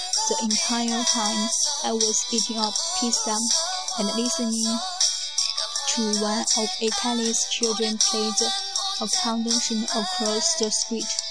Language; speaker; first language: English; non-native, learner; Chinese